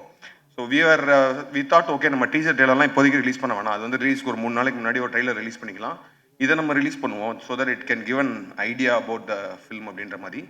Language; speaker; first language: Tamil; native; Tamil